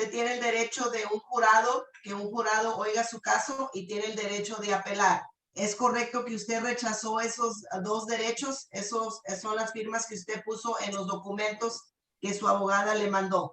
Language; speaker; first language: Spanish; native; Spanish